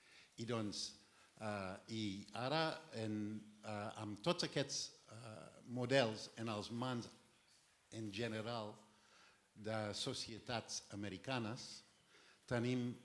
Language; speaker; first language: Catalan; non-native, fluent; French